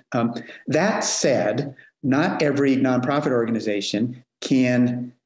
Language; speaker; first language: English; native; English